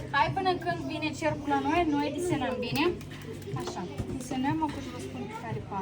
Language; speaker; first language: Romanian; non-native, local second language; Russian